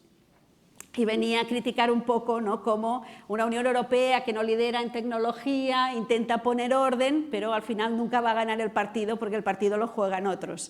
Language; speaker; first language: Spanish; non-native, local second language; Catalan